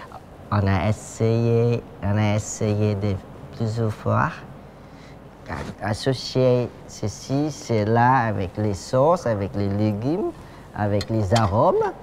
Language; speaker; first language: French; non-native, fluent; Vietnamese